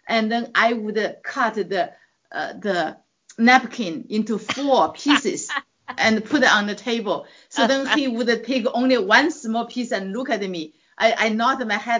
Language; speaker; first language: English; non-native, fluent; Chinese